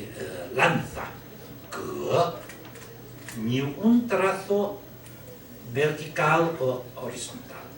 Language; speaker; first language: Spanish; non-native, learner; Chinese